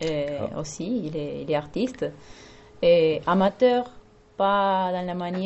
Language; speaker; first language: French; non-native, fluent; Spanish